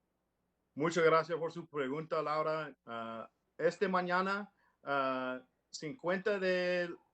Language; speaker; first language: Spanish; non-native, learner; English